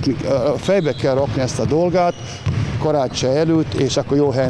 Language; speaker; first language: Hungarian; non-native, learner; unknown